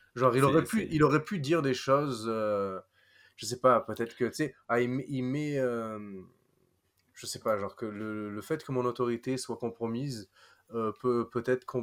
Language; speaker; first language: French; non-native, fluent; English